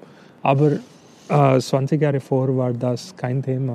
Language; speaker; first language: German; non-native, fluent; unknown